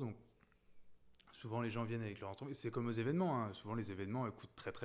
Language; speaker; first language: French; native; French